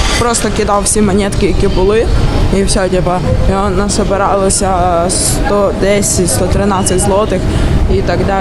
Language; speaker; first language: Ukrainian; native; Ukrainian